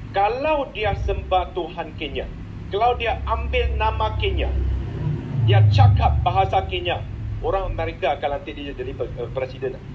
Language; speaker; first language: Malay; non-native, local second language; Chinese